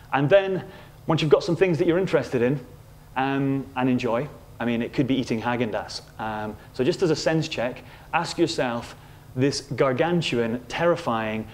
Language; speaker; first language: English; native; English